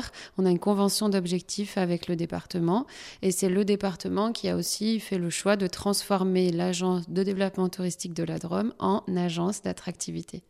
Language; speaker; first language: French; native; French